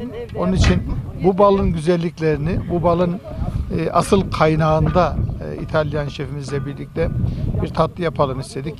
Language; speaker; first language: Turkish; native; Turkish